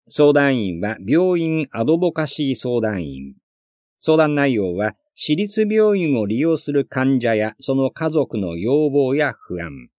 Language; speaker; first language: Japanese; native; Japanese